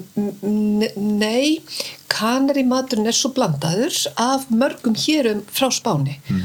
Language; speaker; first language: Icelandic; early bilingual, heritage; Icelandic